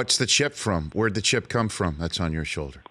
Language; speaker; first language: English; native; English